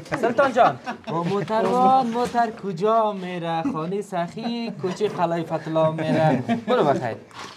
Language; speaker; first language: Persian; native; Persian